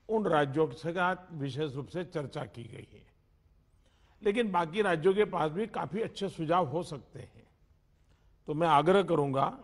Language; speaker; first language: Hindi; non-native, local second language; Gujarati